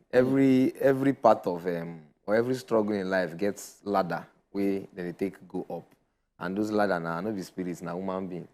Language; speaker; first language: Nigerian Pidgin; native; Nigerian Pidgin